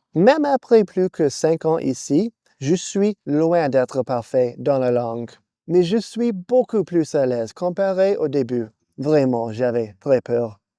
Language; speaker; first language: French; non-native, fluent; English